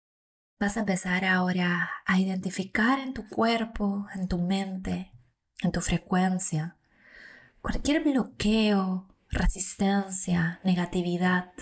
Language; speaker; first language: Spanish; native; Spanish